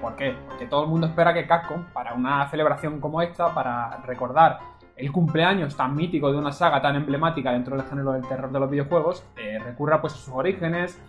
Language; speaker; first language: Spanish; native; Spanish